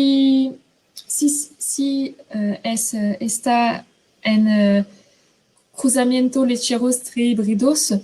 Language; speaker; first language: Spanish; non-native, fluent; French